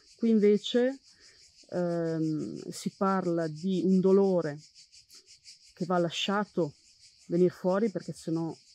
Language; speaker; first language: Italian; native; Italian